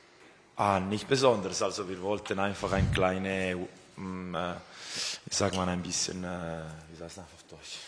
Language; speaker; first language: German; non-native, fluent; Italian